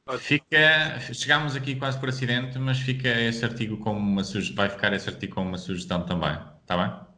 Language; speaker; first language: Portuguese; native; Portuguese